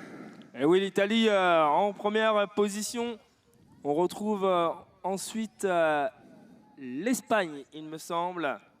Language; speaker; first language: French; native; French